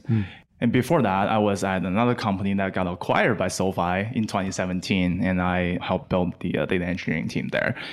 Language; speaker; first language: English; non-native, fluent; Chinese